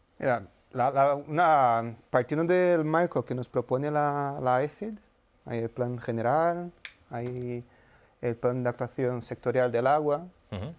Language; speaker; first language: Spanish; non-native, fluent; Portuguese